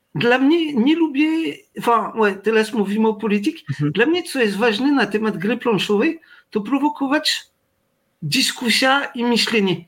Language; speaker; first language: Polish; non-native, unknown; French